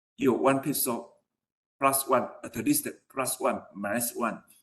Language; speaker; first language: English; non-native, fluent; Chinese